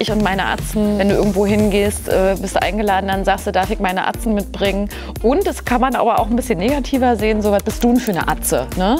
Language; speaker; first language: German; native; German